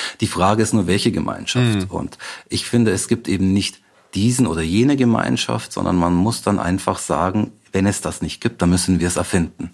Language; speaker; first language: German; native; German